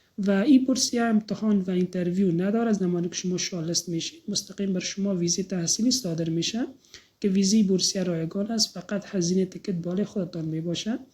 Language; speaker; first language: Persian; native; Persian